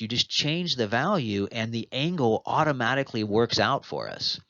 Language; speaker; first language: English; native; English